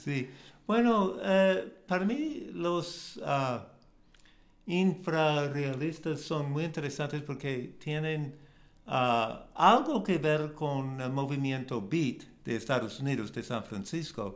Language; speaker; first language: Spanish; non-native, learner; English